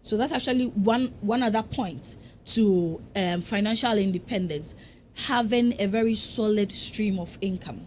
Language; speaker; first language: English; non-native, local second language; Akan